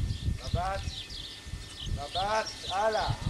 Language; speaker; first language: Hebrew; native; Hebrew